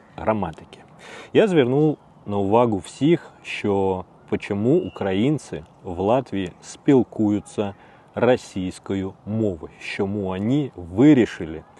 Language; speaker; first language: Ukrainian; non-native, learner; Russian